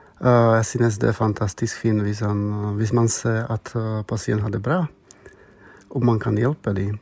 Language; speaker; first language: Norwegian; non-native, fluent; Slovak